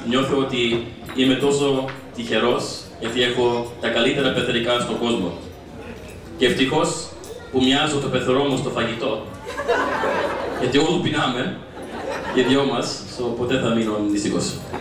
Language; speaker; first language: Greek; early bilingual, other home language; English